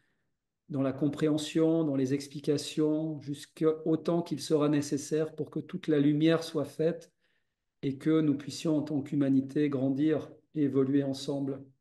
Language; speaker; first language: French; native; French